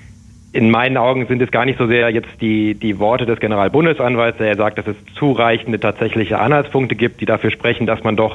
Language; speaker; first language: German; native; German